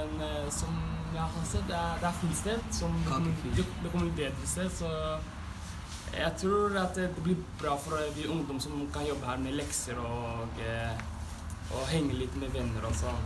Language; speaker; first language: Norwegian; early bilingual, other home language; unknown